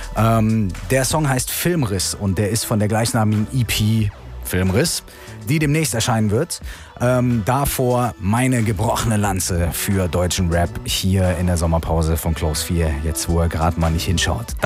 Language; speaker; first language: German; native; German